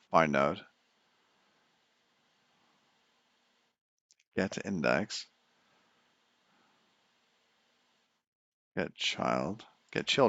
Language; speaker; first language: English; native; English